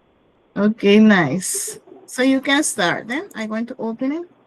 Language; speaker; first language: English; non-native, learner; Spanish